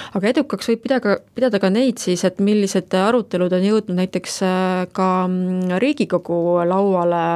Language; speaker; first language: Estonian; native; Estonian